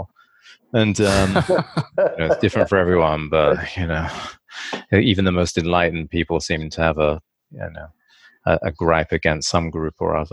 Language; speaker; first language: English; native; English